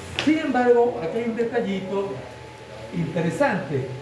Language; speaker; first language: Spanish; native; Spanish